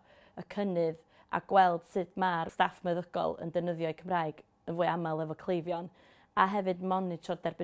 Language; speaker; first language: Welsh; native; Welsh